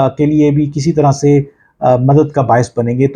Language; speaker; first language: Urdu; native; Urdu